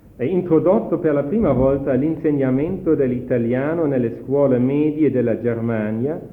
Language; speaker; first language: Italian; non-native, fluent; German